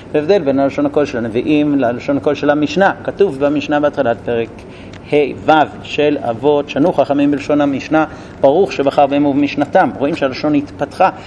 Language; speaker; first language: Hebrew; non-native, fluent; English